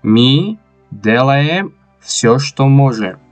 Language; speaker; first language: Russian; non-native, local second language; Tajik